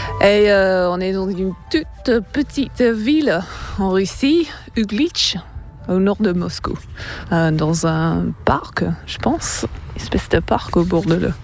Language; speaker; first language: French; non-native, fluent; English